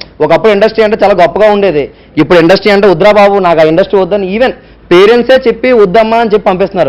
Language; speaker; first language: Telugu; native; Telugu